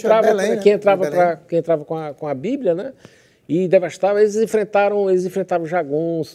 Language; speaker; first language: Portuguese; native; Portuguese